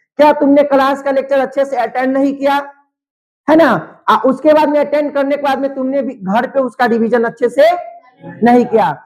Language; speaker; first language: Hindi; native; Hindi